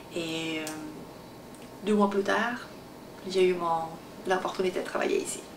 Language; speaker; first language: French; non-native, fluent; Spanish